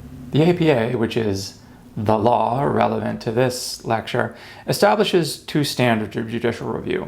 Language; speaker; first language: English; native; English